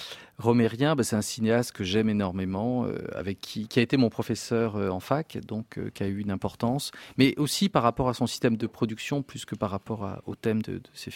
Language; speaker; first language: French; native; French